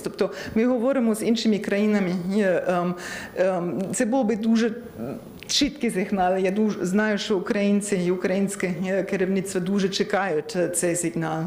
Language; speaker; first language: Ukrainian; non-native, learner; German